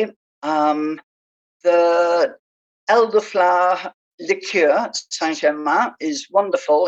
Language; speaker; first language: English; native; English